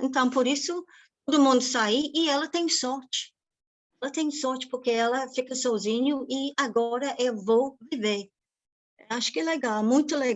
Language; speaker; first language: Portuguese; non-native, fluent; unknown